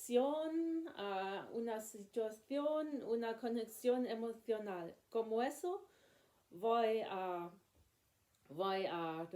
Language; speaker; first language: Spanish; non-native, learner; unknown